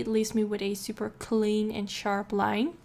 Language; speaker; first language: English; non-native, fluent; Dutch